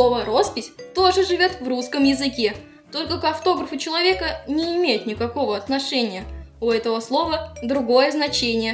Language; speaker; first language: Russian; native; Russian